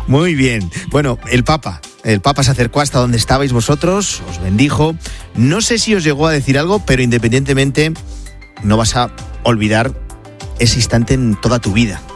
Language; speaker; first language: Spanish; native; Spanish